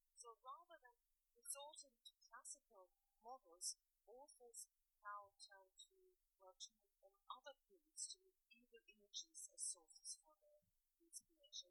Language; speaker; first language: English; non-native, fluent; German